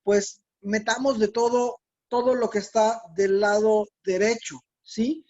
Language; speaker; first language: Spanish; native; Spanish